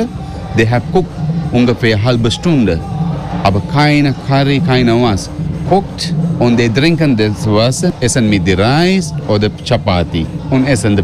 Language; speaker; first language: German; non-native, learner; Sinhala